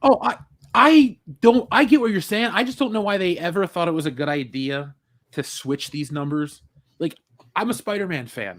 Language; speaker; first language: English; native; English